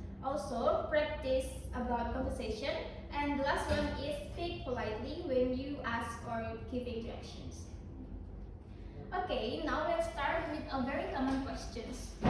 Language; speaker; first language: English; non-native, fluent; Indonesian